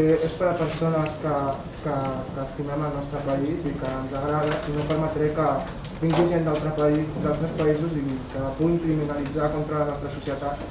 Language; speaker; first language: Catalan; native; Catalan